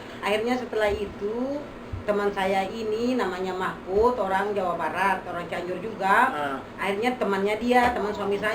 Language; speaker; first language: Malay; non-native, local second language; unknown